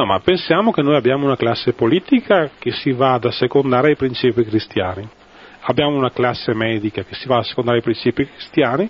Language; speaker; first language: Italian; native; Italian